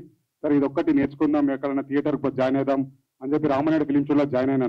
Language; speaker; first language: Telugu; native; Telugu